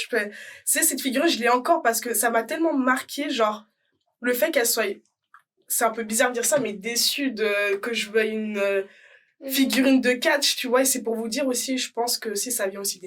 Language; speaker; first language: French; native; French